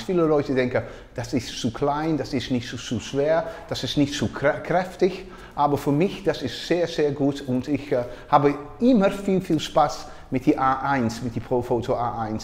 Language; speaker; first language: German; non-native, learner; Dutch